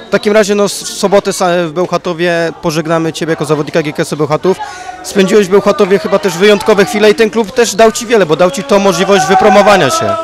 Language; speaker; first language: Polish; native; Polish